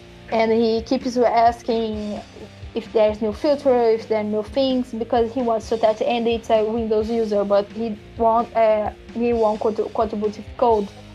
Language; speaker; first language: English; non-native, fluent; Portuguese